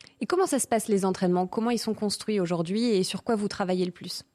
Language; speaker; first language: French; native; French